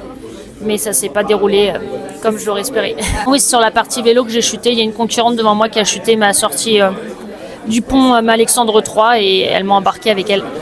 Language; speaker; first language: French; native; French